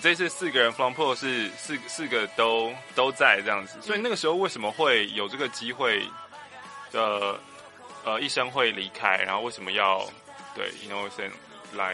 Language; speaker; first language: Chinese; native; Chinese